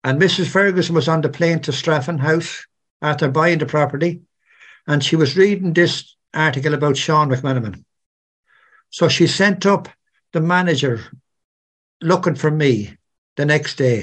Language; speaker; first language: English; native; English